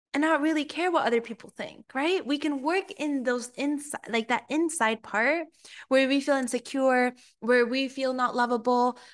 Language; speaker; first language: English; early bilingual, other home language; Spanish